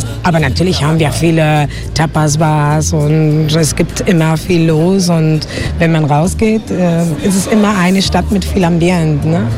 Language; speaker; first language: German; non-native, fluent; Spanish